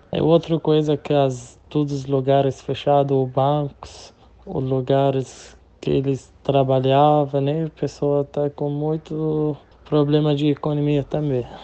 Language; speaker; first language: Portuguese; non-native, learner; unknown